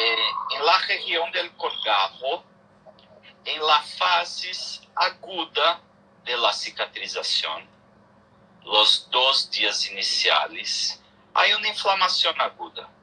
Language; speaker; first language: Spanish; non-native, learner; Portuguese